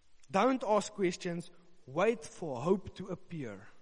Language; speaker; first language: English; non-native, local second language; Afrikaans